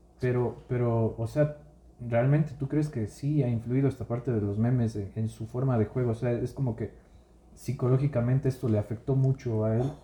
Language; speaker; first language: Spanish; native; Spanish